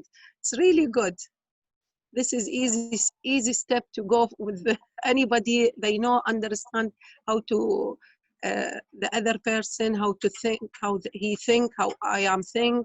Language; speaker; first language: English; non-native, learner; Arabic